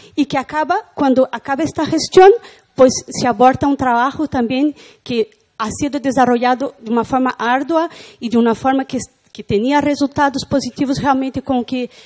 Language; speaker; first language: Spanish; non-native, learner; Portuguese